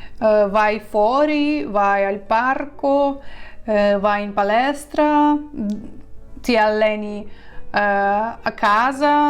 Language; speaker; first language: Italian; non-native, fluent; Ukrainian